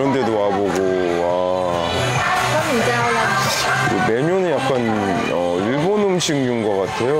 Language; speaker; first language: Korean; native; Korean